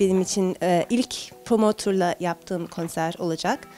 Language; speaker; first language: Turkish; early bilingual, heritage; Turkish